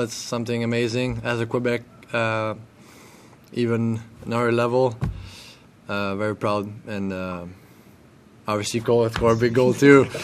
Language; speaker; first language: English; non-native, fluent; French